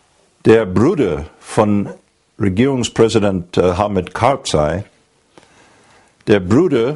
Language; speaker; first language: German; non-native, fluent; English